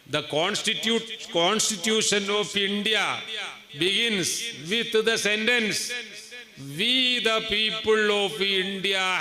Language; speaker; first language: English; non-native, local second language; Malayalam